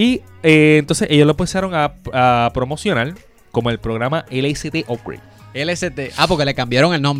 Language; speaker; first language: Spanish; native; Spanish